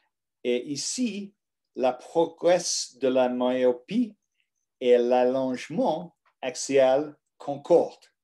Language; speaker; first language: French; non-native, learner; English